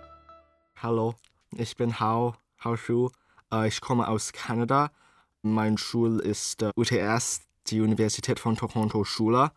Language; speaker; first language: German; non-native, learner; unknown